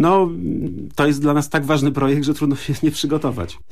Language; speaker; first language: Polish; native; Polish